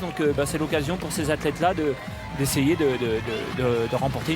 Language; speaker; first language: French; native; French